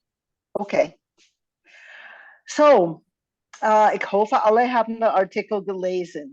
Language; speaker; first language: German; non-native, fluent; English